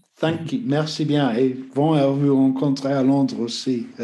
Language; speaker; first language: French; non-native, learner; English